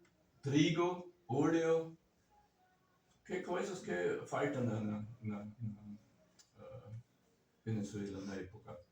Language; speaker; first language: Portuguese; non-native, learner; German